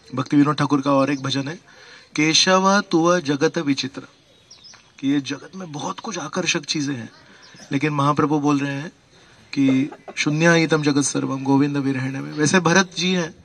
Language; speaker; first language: Hindi; non-native, local second language; Marathi